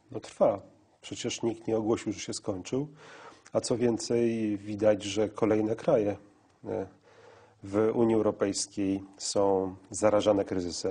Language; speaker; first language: Polish; native; Polish